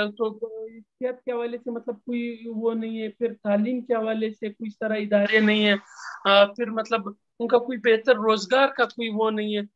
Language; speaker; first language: Urdu; non-native, local second language; Pashto